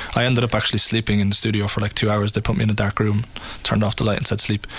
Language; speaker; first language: English; native; English